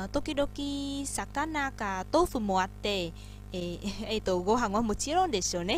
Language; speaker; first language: Japanese; non-native, learner; Vietnamese